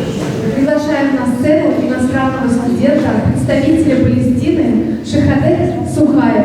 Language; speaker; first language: Russian; native; Russian